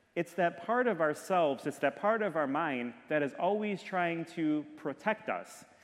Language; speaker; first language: English; native; English